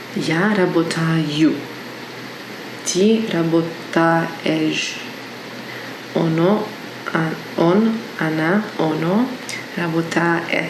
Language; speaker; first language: Russian; non-native, learner; English